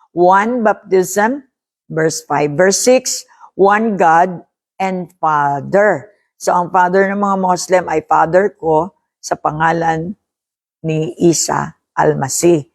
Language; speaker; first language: Filipino; non-native, local second language; Hiligaynon